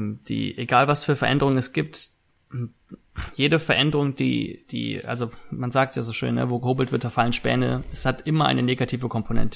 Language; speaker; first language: German; native; German